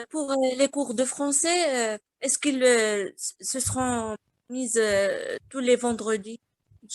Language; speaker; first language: French; non-native, local second language; Arabic